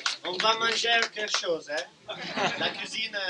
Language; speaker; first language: French; non-native, learner; Italian